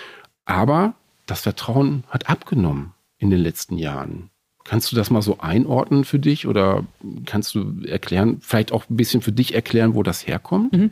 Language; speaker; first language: German; native; German